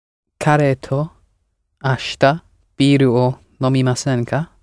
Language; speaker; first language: Japanese; non-native, learner; English